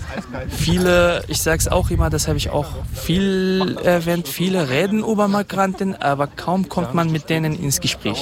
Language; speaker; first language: German; non-native, fluent; Kurdish